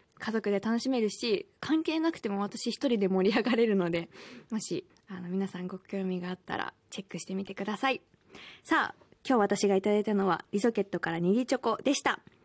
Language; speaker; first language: Japanese; native; Japanese